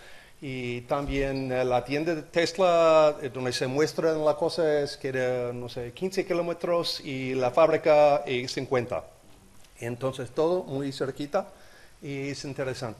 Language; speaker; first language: Spanish; non-native, learner; English